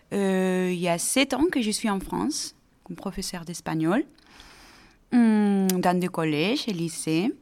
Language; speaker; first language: French; non-native, fluent; Spanish